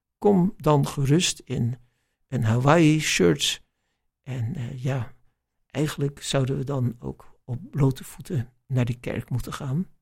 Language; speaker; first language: Dutch; native; Dutch